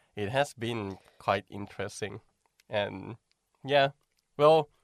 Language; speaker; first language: English; non-native, fluent; Thai